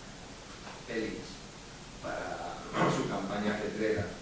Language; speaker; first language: Spanish; native; Spanish